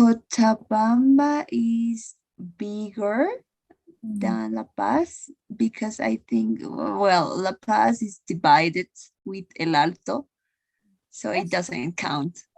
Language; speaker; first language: English; non-native, learner; Spanish